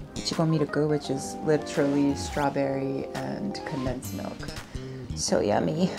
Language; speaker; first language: English; early bilingual, other home language; Japanese